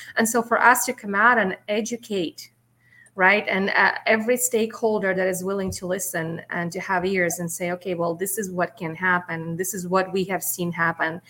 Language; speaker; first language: English; non-native, fluent; Russian